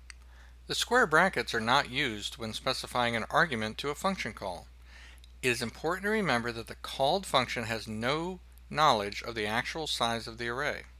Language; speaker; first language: English; native; English